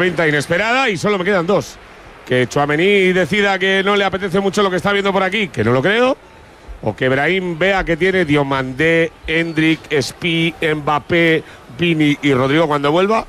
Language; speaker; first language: Spanish; native; Spanish